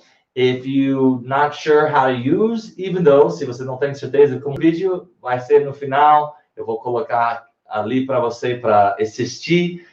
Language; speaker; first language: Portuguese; non-native, learner; English